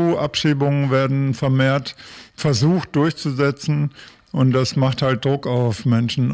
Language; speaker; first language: German; native; German